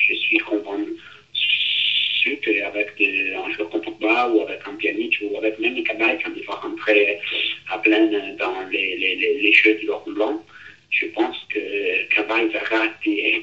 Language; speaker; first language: French; non-native, fluent; Italian